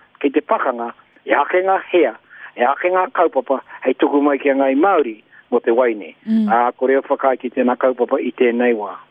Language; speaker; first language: Māori; native; Māori